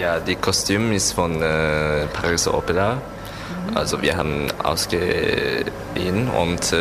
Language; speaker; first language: German; non-native, learner; Japanese